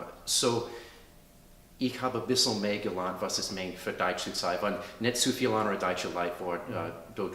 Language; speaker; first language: German; early bilingual, heritage; English